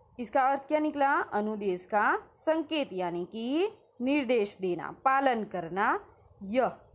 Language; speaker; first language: Hindi; non-native, local second language; Gujarati